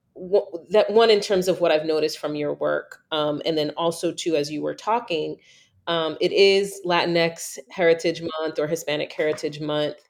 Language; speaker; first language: English; native; English